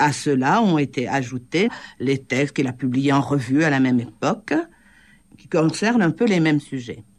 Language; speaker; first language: French; native; French